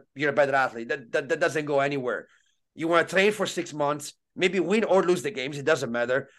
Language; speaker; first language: English; non-native, fluent; Italian